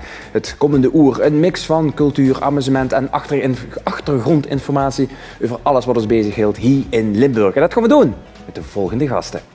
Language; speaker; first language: Dutch; native; Dutch